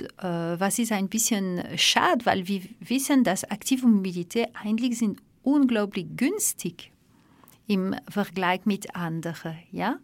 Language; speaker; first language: German; non-native, fluent; Dutch